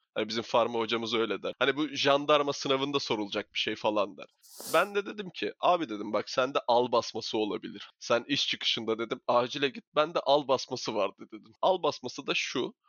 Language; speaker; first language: Turkish; native; Turkish